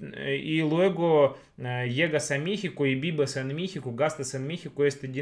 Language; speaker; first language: Spanish; non-native, fluent; Russian